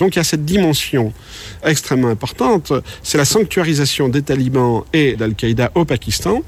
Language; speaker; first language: French; native; French